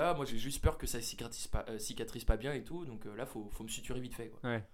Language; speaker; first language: French; native; French